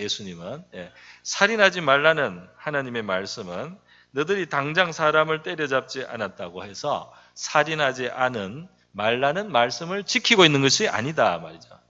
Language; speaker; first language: Korean; native; Korean